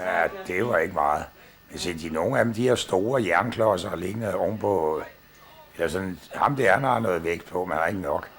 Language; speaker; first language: Danish; native; Danish